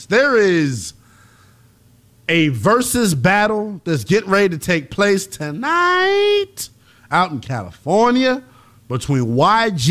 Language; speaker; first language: English; native; English